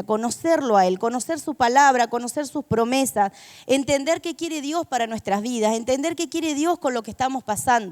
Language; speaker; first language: Spanish; native; Spanish